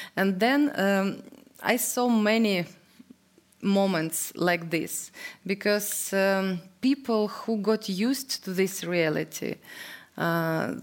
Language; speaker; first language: English; non-native, fluent; Ukrainian